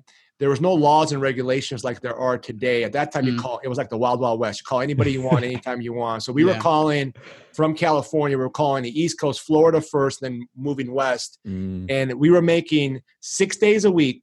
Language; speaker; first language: English; early bilingual, other home language; Greek